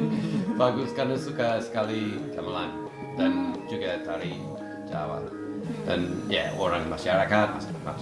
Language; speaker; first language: Indonesian; non-native, fluent; English